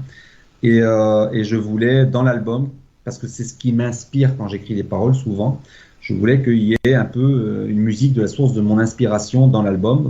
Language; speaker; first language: French; native; French